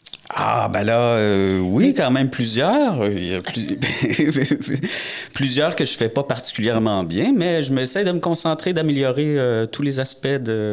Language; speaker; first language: French; native; French